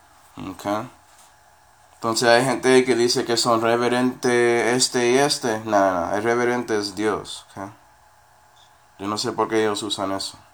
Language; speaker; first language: Spanish; non-native, fluent; English